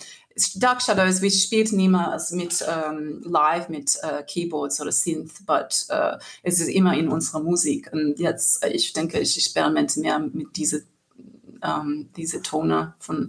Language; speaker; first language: German; non-native, learner; English